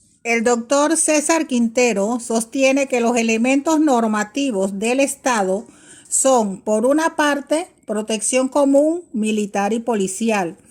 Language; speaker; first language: Spanish; native; Spanish